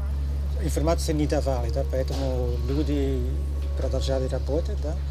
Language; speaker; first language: Russian; non-native, learner; Dutch